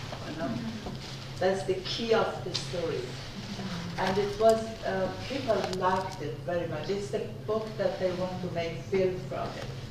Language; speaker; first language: English; non-native, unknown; Persian